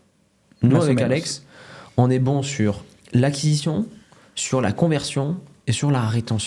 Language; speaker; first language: French; native; French